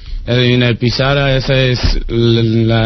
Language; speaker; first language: Spanish; non-native, learner; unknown